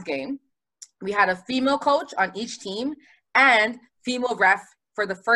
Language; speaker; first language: English; native; English